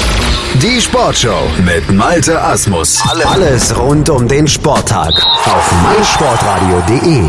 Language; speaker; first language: German; native; German